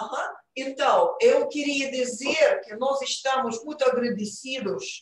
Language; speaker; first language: Portuguese; non-native, fluent; Russian